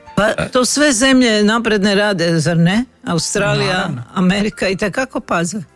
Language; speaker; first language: Croatian; native; Croatian